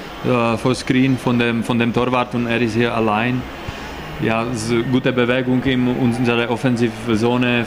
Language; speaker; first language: German; non-native, learner; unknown